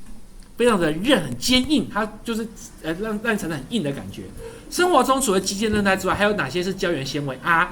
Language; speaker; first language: Chinese; native; Chinese